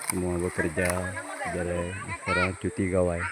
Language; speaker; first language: Indonesian; non-native, local second language; Iban